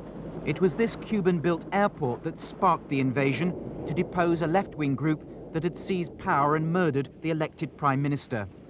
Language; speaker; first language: English; native; English